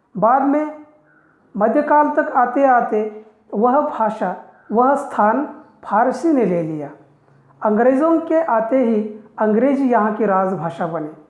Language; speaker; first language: Hindi; non-native, local second language; Marathi